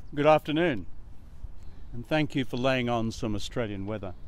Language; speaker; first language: English; native; English